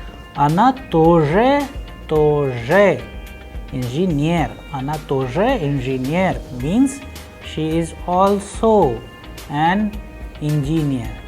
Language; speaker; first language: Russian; non-native, fluent; Hindi